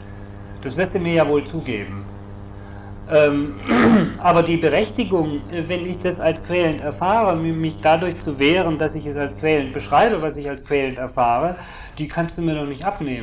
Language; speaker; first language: German; native; German